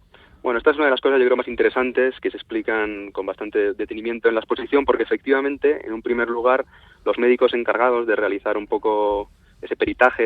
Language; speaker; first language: Spanish; native; Spanish